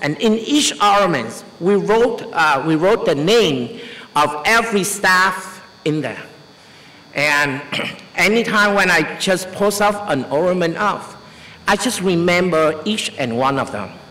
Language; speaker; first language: English; non-native, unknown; Vietnamese